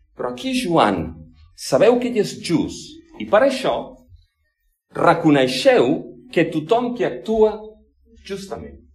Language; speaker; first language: Catalan; non-native, local second language; Spanish